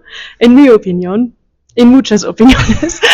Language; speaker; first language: Spanish; non-native, fluent; German